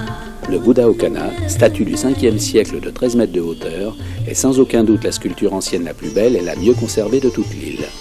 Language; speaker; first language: French; native; French